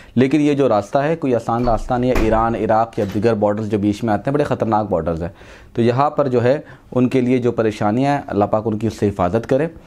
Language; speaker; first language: Urdu; non-native, local second language; Punjabi